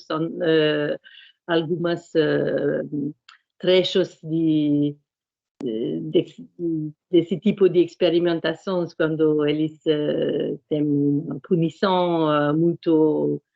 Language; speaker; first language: Portuguese; non-native, fluent; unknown